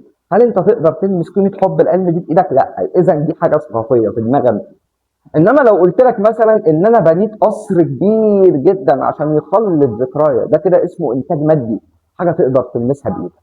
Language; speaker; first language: Arabic; native; Arabic